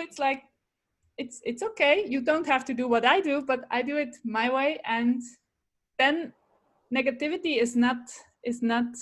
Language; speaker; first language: English; non-native, fluent; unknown